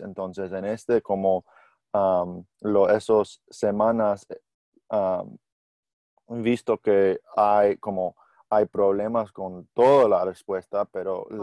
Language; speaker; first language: Spanish; non-native, learner; English